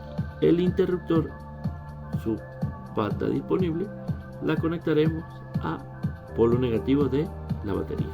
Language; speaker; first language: Spanish; native; Spanish